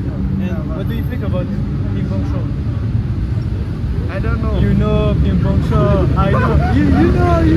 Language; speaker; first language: English; non-native, learner; French